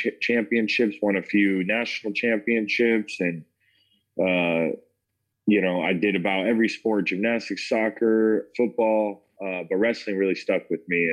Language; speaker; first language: English; native; English